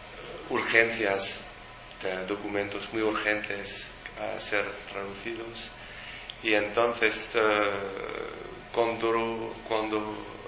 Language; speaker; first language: Spanish; non-native, fluent; French